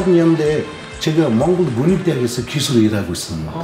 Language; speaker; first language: Korean; non-native, fluent; Mongolian